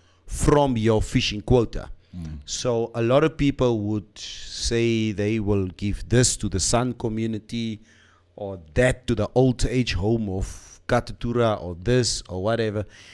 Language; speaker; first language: English; non-native, local second language; Afrikaans